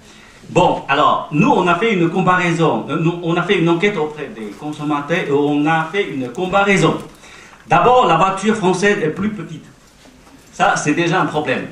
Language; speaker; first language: French; non-native, fluent; Chinese